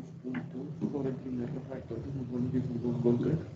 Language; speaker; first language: Spanish; native; Spanish